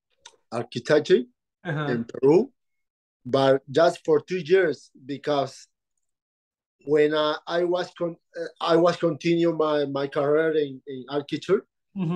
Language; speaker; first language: English; non-native, learner; Spanish